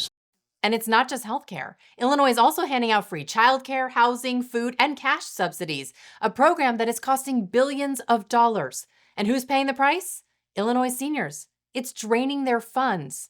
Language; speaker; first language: English; native; English